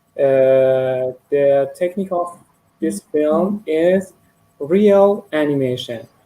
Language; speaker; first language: English; non-native, learner; Persian